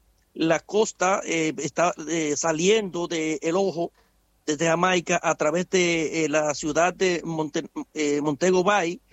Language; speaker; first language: Spanish; native; Spanish